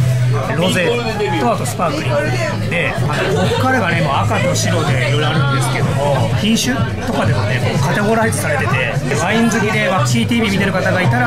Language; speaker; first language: Japanese; native; Japanese